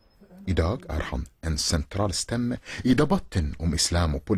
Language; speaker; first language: Norwegian; non-native, fluent; Arabic